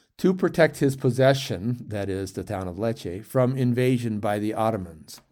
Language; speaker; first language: English; native; English